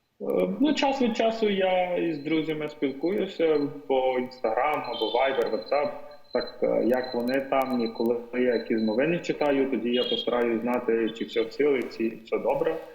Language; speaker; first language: Ukrainian; non-native, fluent; Tamil